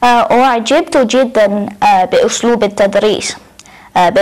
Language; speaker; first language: Arabic; non-native, learner; English